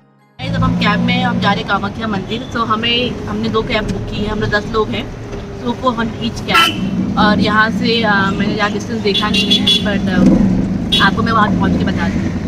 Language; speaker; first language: Hindi; native; Hindi